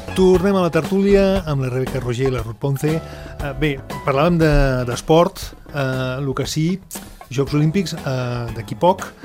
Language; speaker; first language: Catalan; native; Catalan